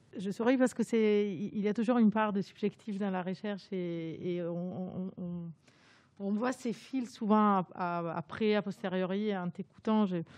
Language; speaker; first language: French; non-native, fluent; Italian